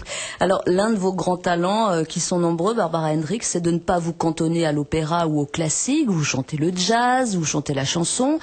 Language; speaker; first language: French; native; French